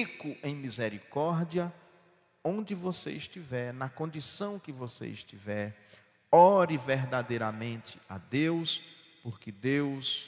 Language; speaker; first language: Portuguese; native; Portuguese